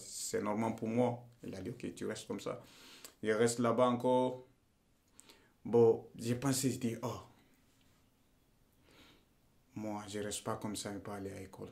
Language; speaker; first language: French; non-native, learner; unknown